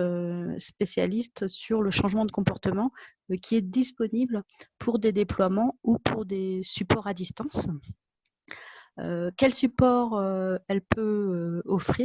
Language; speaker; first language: French; native; French